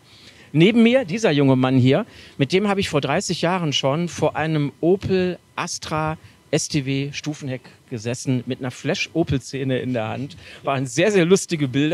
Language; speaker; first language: German; native; German